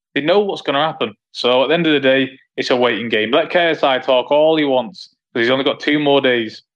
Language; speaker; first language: English; native; English